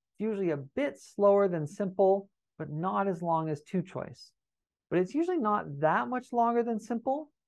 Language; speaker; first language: English; native; English